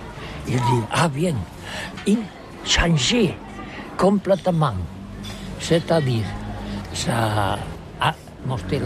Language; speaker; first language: French; non-native, learner; Catalan